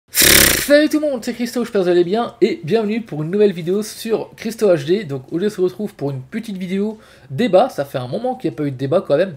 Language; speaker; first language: French; native; French